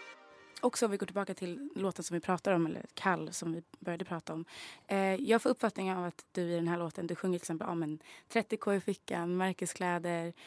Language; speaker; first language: Swedish; native; Swedish